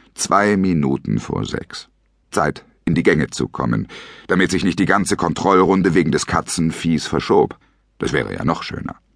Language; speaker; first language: German; native; German